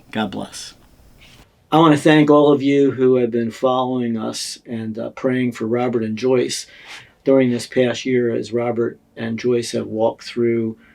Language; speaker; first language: English; native; English